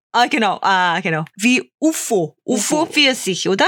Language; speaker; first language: German; non-native, fluent; Korean